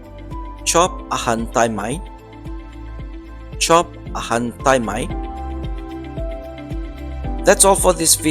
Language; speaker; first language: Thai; non-native, learner; English